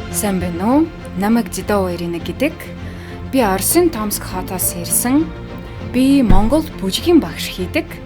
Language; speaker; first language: Mongolian; non-native, learner; Russian